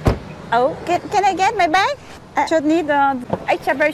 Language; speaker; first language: English; non-native, learner; Vietnamese